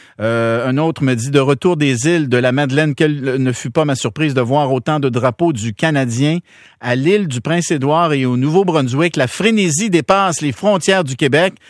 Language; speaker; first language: French; native; French